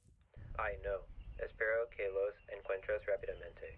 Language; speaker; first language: Spanish; non-native, learner; English